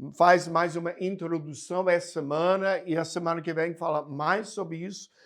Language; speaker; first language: Portuguese; non-native, fluent; English